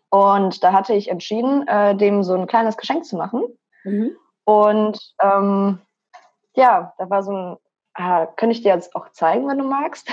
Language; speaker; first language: German; native; German